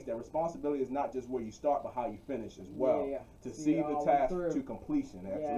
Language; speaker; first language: English; native; English